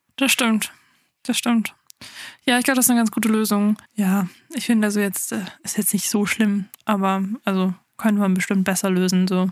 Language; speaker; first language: German; early bilingual, other home language; Afrikaans